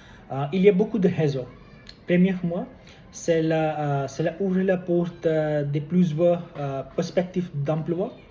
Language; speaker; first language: French; non-native, learner; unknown